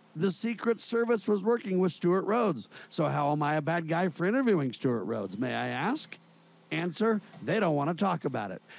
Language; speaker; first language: English; native; English